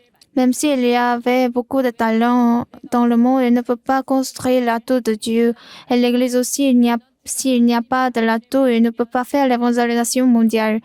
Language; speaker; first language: French; non-native, learner; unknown